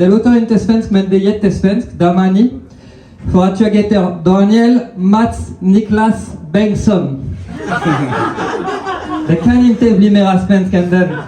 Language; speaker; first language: Swedish; non-native, fluent; French